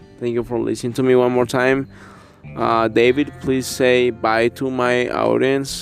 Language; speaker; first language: English; non-native, learner; Spanish